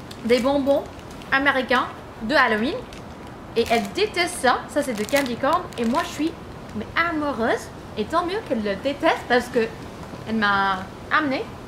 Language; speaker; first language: French; non-native, fluent; English